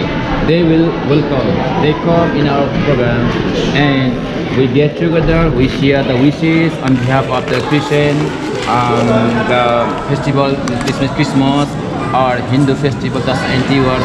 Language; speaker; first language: English; non-native, learner; Nepali